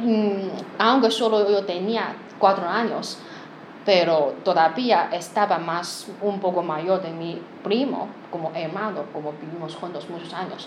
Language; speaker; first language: Spanish; non-native, learner; Chinese